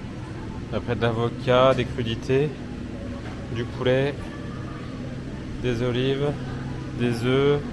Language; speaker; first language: French; native; French